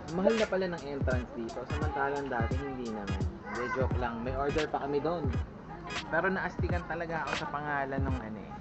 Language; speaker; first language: Filipino; native; Filipino